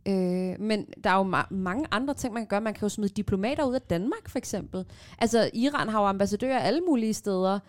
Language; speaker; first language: Danish; early bilingual, other home language; Persian